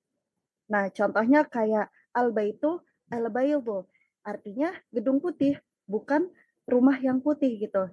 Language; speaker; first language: Indonesian; native; Indonesian